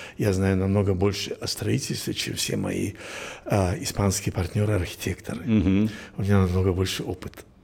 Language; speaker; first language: Russian; non-native, local second language; Spanish